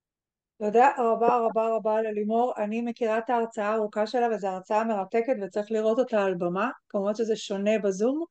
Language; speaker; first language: Hebrew; native; Hebrew